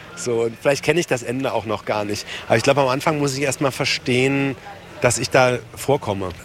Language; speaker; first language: German; native; German